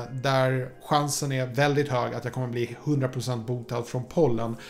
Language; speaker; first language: Swedish; early bilingual, other home language; Polish